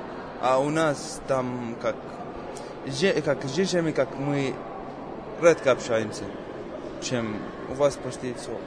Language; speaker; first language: Russian; non-native, fluent; Arabic